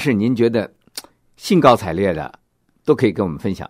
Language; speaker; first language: Chinese; native; Chinese